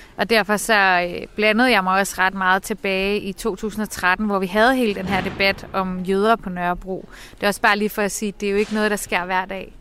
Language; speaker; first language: Danish; native; Danish